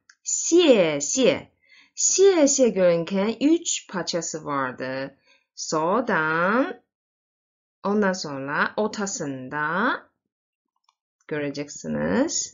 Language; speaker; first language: Turkish; non-native, learner; Chinese